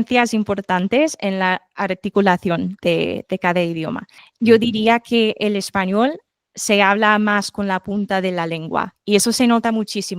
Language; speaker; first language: Spanish; non-native, fluent; English